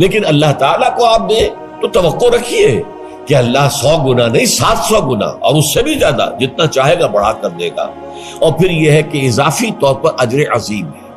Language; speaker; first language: Urdu; native; Urdu